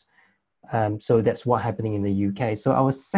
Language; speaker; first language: English; non-native, local second language; Chinese